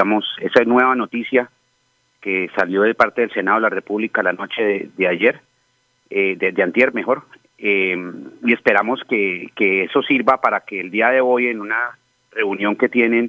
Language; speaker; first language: Spanish; native; Spanish